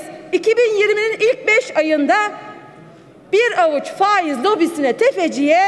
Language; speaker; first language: Turkish; native; Turkish